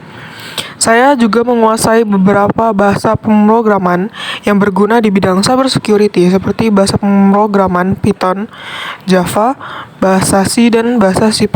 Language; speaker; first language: Indonesian; native; Indonesian